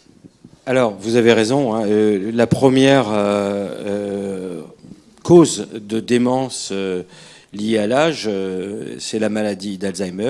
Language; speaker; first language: French; native; French